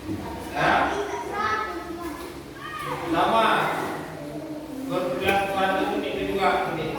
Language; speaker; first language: Indonesian; native; Indonesian